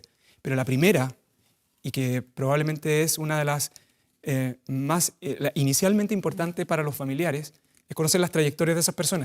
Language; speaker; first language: Spanish; native; Spanish